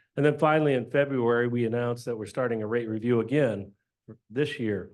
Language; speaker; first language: English; native; English